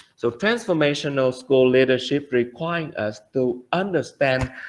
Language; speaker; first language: English; non-native, fluent; Vietnamese